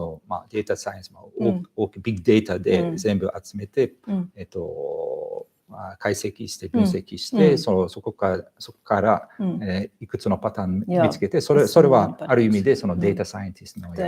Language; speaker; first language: Japanese; non-native, fluent; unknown